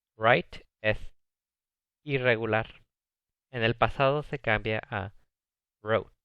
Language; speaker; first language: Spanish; early bilingual, other home language; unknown